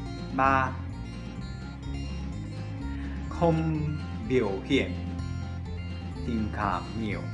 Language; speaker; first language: Vietnamese; non-native, fluent; Japanese